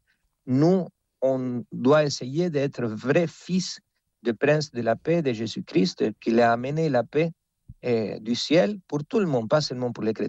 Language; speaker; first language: French; non-native, fluent; Spanish